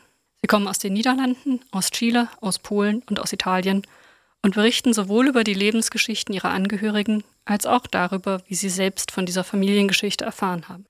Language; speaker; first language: German; native; German